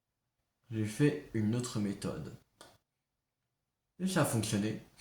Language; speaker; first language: French; native; French